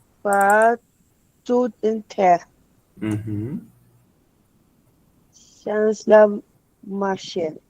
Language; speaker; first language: French; non-native, learner; Portuguese